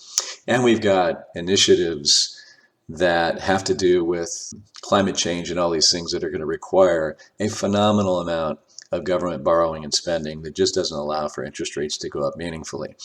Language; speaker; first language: English; native; English